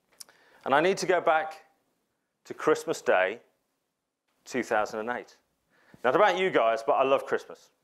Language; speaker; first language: English; native; English